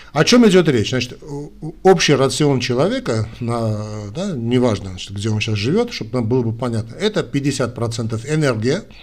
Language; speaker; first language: Russian; non-native, local second language; Armenian